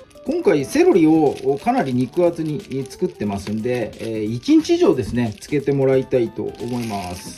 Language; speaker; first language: Japanese; native; Japanese